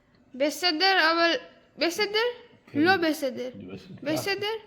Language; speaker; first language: Hebrew; non-native, learner; Gujarati